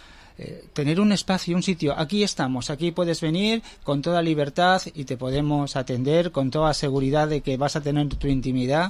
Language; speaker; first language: Spanish; native; Spanish